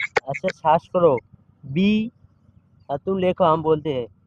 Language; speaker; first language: Hindi; non-native, local second language; Bangla